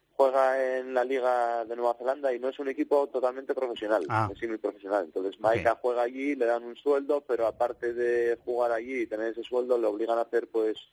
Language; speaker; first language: Spanish; native; Spanish